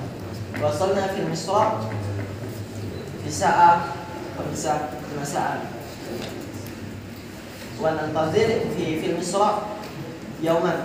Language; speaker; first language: Arabic; non-native, learner; Indonesian